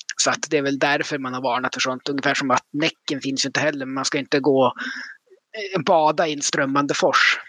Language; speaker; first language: Swedish; native; Swedish